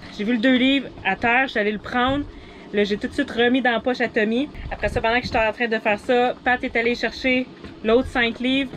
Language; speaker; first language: French; native; French